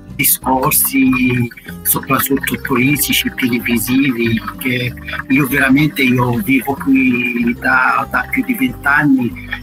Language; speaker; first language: Italian; non-native, fluent; Arabic